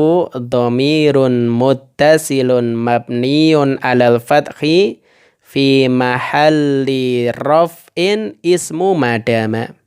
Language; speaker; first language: Arabic; non-native, fluent; Indonesian